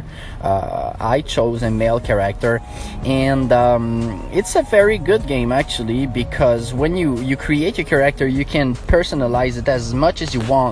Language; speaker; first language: English; non-native, fluent; French